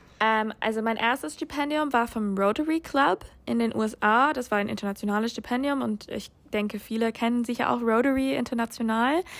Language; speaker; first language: German; non-native, fluent; English